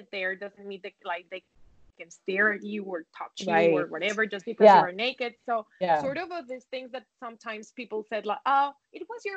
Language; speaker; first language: English; non-native, fluent; Spanish